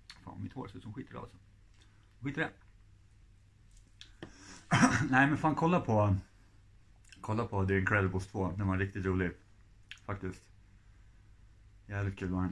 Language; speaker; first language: Swedish; native; Swedish